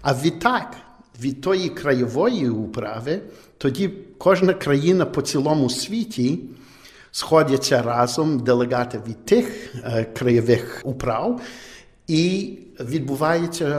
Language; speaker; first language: Ukrainian; early bilingual, heritage; Ukrainian